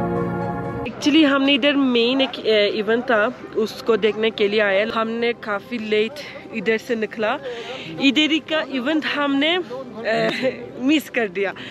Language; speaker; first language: Hindi; non-native, fluent; Turkish